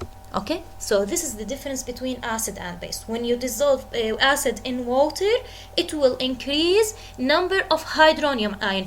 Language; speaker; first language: English; non-native, fluent; Arabic